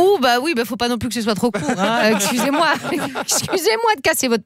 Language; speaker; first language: French; native; French